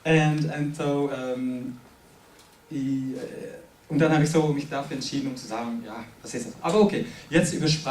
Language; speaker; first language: German; non-native, fluent; French